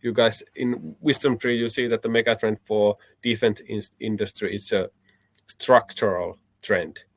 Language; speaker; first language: English; non-native, fluent; Finnish